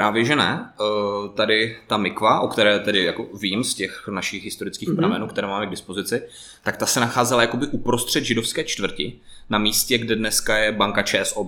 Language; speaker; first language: Czech; native; Czech